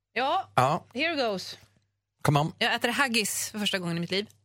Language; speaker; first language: Swedish; native; Swedish